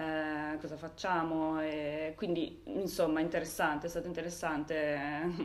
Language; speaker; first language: Italian; native; Italian